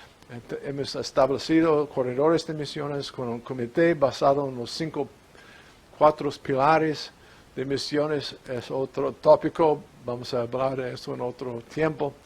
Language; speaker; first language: Spanish; non-native, fluent; English